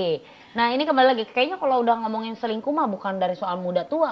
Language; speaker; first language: Indonesian; native; Indonesian